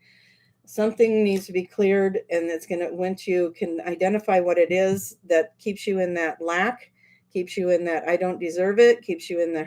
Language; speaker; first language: English; native; English